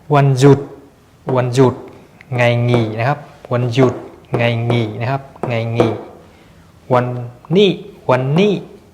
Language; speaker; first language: Thai; non-native, fluent; Vietnamese